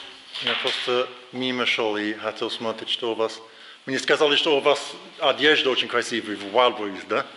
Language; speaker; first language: Russian; non-native, learner; English